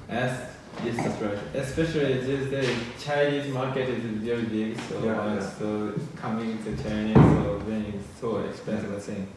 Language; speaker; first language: English; non-native, learner; Japanese